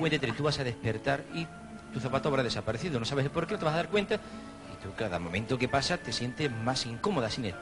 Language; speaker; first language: Spanish; native; Spanish